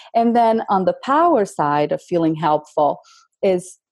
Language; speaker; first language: English; non-native, fluent; Portuguese